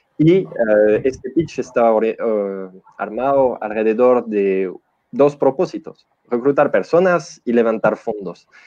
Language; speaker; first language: Spanish; non-native, fluent; French